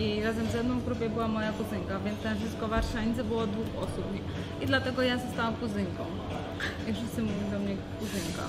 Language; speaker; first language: Polish; non-native, fluent; Georgian